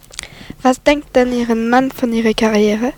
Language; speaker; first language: German; non-native, local second language; French